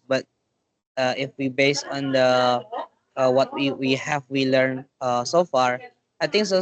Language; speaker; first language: English; non-native, learner; Indonesian